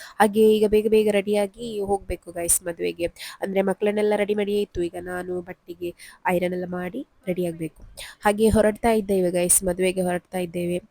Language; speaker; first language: Kannada; non-native, local second language; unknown